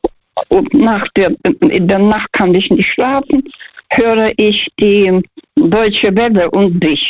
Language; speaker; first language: German; non-native, fluent; Russian